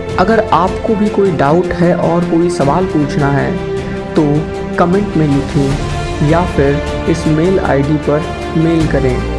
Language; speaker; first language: Hindi; native; Hindi